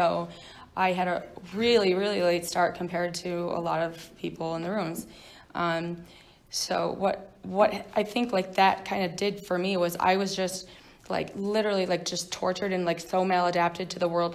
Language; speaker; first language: English; native; English